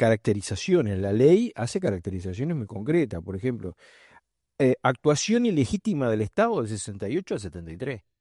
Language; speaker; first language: Spanish; native; Spanish